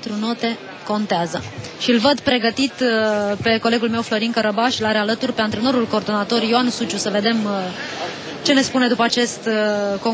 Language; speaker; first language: Romanian; native; Romanian